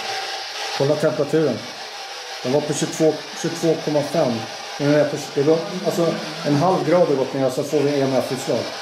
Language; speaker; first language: Swedish; native; Swedish